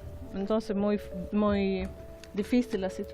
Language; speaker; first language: Spanish; non-native, learner; Swedish